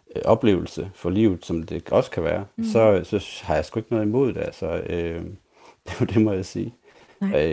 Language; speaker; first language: Danish; native; Danish